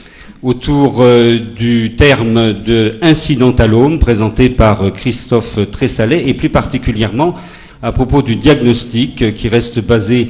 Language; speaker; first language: French; native; French